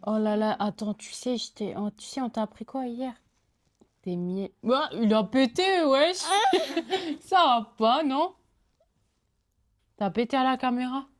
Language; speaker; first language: French; native; French